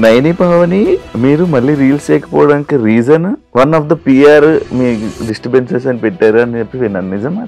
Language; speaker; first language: Telugu; native; Telugu